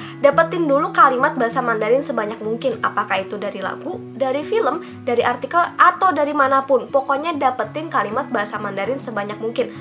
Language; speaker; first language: Indonesian; native; Indonesian